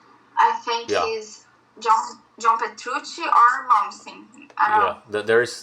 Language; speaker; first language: English; non-native, learner; Portuguese